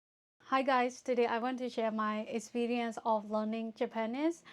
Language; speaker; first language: English; non-native, fluent; Burmese